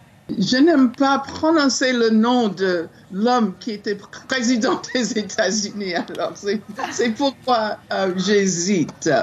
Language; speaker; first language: French; non-native, fluent; English